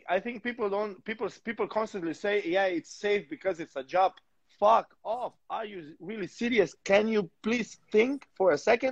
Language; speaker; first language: English; non-native, fluent; Slovenian